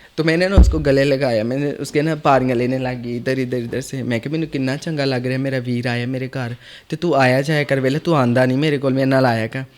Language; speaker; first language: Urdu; non-native, local second language; Punjabi